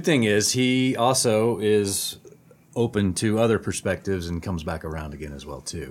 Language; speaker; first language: English; native; English